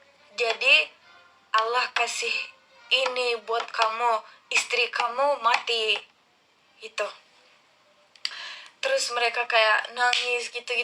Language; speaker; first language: Indonesian; non-native, learner; Turkish